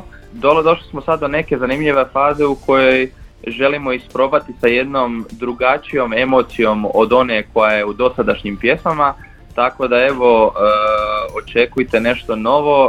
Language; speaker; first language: Croatian; native; Croatian